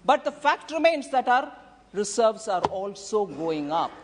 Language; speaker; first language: English; non-native, local second language; Tamil